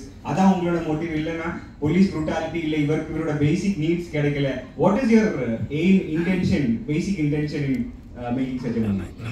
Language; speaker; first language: Tamil; non-native, learner; Malayalam